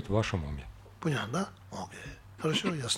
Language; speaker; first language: Russian; non-native, learner; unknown